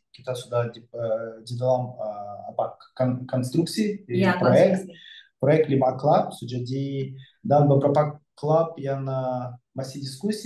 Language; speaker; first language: Indonesian; non-native, fluent; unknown